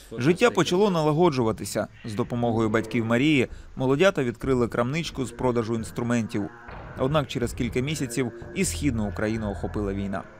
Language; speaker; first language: Ukrainian; native; Ukrainian